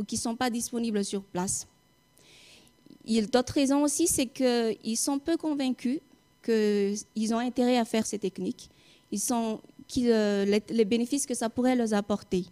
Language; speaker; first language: French; non-native, local second language; Malagasy